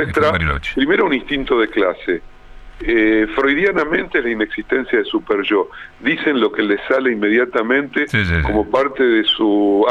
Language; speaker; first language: Spanish; native; Spanish